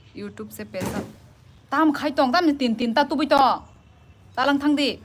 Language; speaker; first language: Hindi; non-native, local second language; Kok Borok